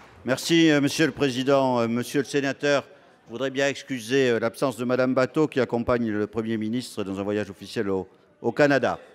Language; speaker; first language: French; native; French